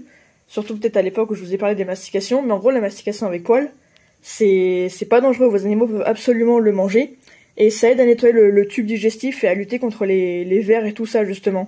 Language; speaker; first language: French; native; French